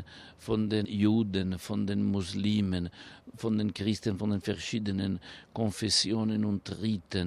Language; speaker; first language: German; non-native, fluent; Italian